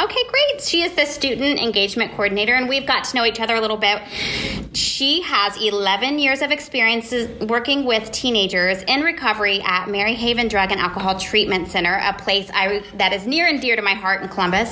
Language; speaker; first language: English; native; English